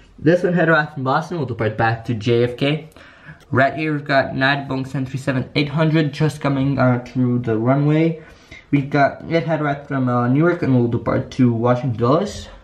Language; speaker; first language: English; non-native, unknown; Polish